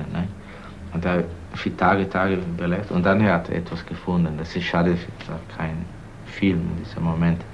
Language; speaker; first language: German; non-native, learner; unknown